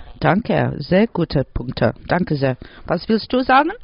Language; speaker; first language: German; non-native, learner; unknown